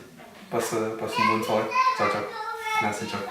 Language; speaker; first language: French; native; French